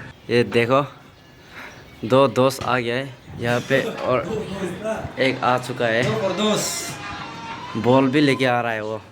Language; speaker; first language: Hindi; non-native, local second language; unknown